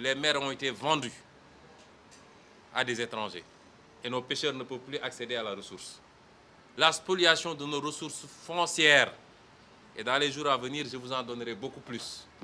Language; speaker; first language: French; non-native, local second language; Wolof